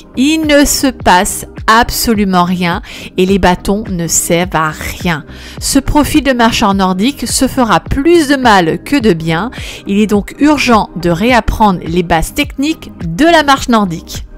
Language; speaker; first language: French; native; French